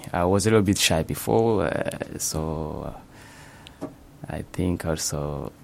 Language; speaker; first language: English; non-native, local second language; Kinyarwanda